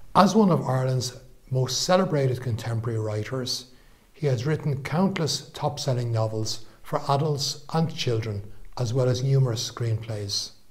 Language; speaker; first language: English; native; English